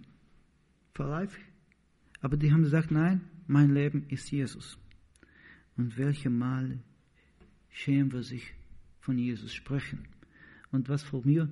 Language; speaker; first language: German; non-native, learner; Portuguese